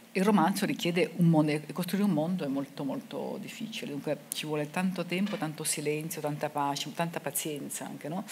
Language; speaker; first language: Italian; native; Italian